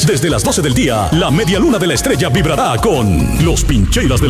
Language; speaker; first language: Spanish; native; Spanish